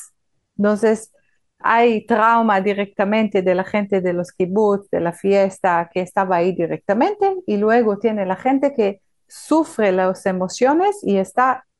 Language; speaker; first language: Spanish; non-native, fluent; Hebrew